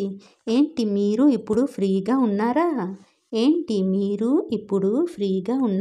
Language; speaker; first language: Telugu; non-native, local second language; Odia